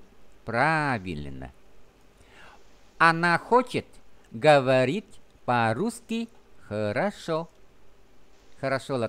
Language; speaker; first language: Russian; non-native, fluent; Vietnamese